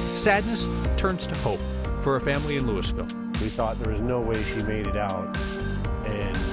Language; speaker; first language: English; native; English